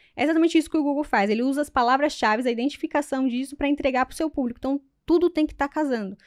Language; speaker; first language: Portuguese; native; Portuguese